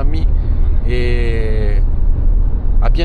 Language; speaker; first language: French; native; French